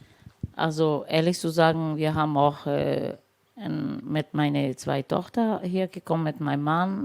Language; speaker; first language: German; non-native, learner; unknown